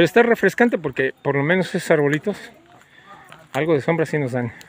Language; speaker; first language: Spanish; native; Spanish